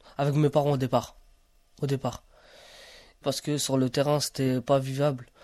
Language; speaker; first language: French; early bilingual, other home language; Romany